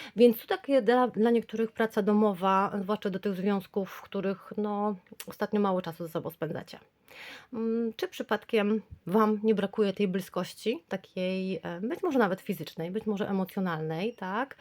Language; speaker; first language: Polish; native; Polish